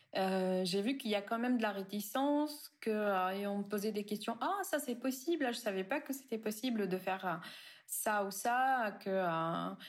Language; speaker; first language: French; non-native, local second language; Arabic